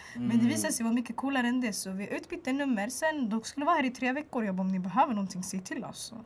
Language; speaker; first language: Swedish; early bilingual, other home language; Arabic